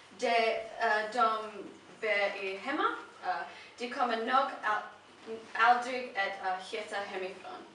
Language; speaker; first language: Swedish; non-native, learner; English